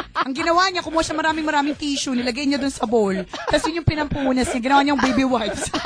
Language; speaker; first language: Filipino; native; Filipino